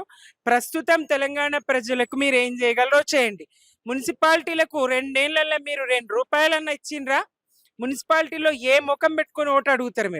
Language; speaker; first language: Telugu; native; Telugu